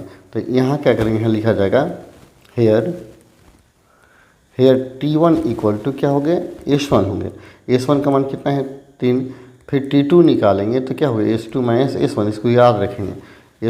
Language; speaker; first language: Hindi; native; Hindi